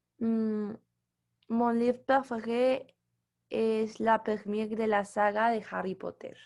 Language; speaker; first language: French; non-native, learner; Spanish